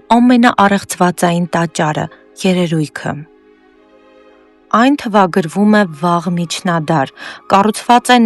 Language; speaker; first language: Armenian; native; Armenian